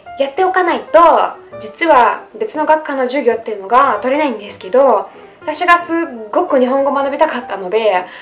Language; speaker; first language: Japanese; non-native, fluent; Russian